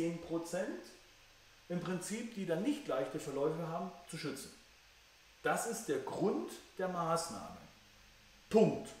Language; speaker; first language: German; native; German